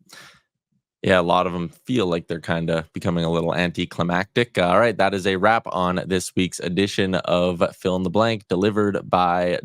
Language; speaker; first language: English; native; English